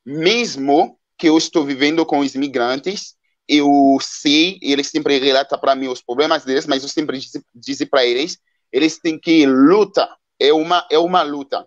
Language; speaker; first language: Portuguese; non-native, fluent; Haitian Creole